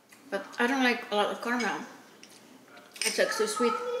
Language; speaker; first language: English; non-native, fluent; Indonesian